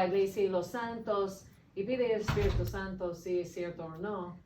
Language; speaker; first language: Spanish; non-native, learner; English